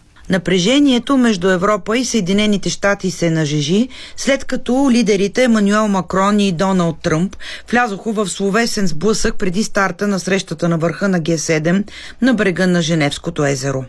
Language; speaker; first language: Bulgarian; native; Bulgarian